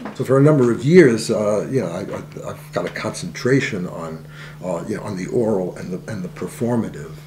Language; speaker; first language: English; native; English